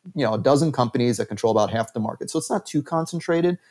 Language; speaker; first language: English; native; English